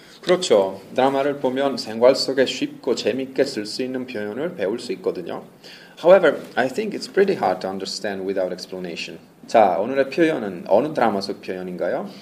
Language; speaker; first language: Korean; non-native, fluent; Italian